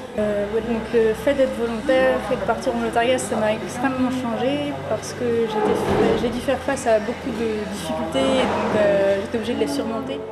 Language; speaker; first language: French; native; French